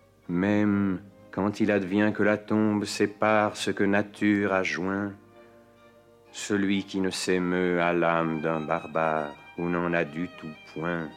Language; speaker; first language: French; native; French